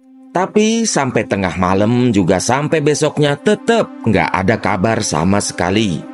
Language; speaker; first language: Indonesian; native; Indonesian